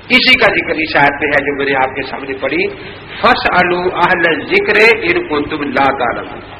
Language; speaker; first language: Urdu; non-native, local second language; Punjabi